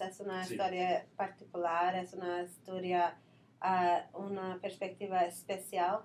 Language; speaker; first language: Spanish; non-native, fluent; English